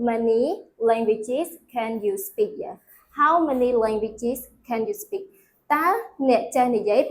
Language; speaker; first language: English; non-native, fluent; Khmer